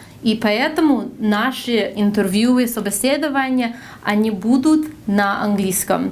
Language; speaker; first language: Russian; non-native, fluent; English